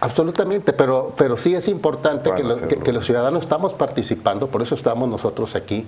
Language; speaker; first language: Spanish; native; Spanish